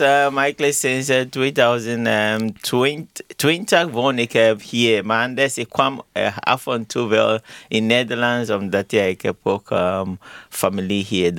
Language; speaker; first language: Dutch; non-native, learner; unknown